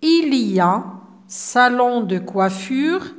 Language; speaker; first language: French; non-native, local second language; Arabic